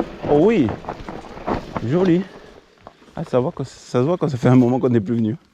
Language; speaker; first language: French; native; French